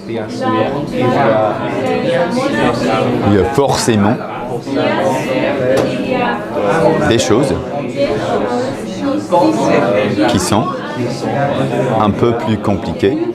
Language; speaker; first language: French; non-native, fluent; English